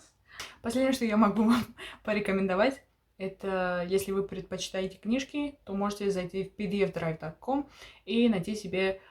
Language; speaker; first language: Russian; early bilingual, heritage; Russian